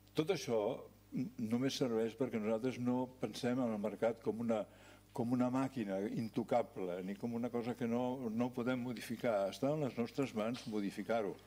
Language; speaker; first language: Catalan; native; Catalan